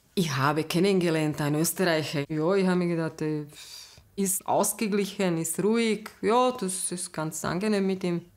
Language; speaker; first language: German; non-native, fluent; Slovak